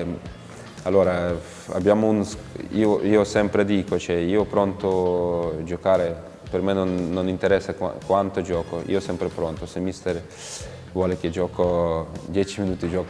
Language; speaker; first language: Italian; non-native, fluent; Ukrainian